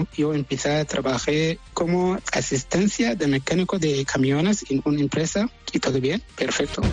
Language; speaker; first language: Spanish; non-native, learner; Arabic